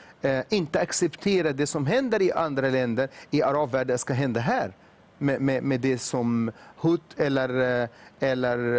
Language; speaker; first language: Swedish; non-native, fluent; Arabic